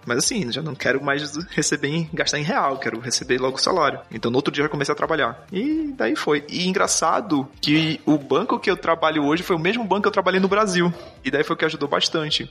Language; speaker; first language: Portuguese; native; Portuguese